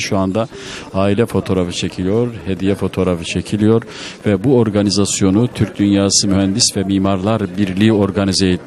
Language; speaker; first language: Turkish; native; Turkish